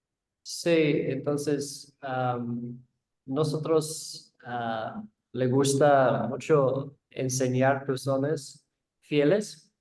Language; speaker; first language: Spanish; non-native, learner; English